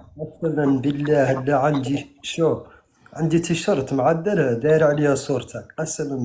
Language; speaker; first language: Arabic; native; Arabic